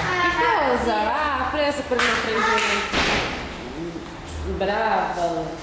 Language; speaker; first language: Italian; non-native, learner; Portuguese